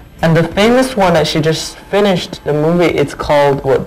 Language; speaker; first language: English; non-native, fluent; Chinese